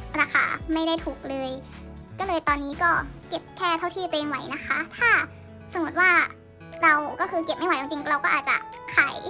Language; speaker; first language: Thai; native; Thai